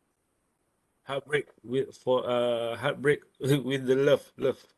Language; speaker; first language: English; non-native, learner; Malay